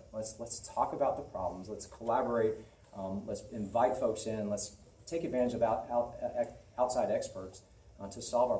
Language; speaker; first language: English; native; English